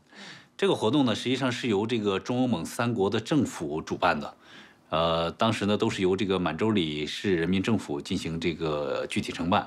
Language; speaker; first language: Chinese; native; Chinese